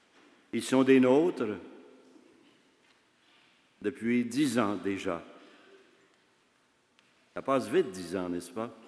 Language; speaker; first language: French; native; French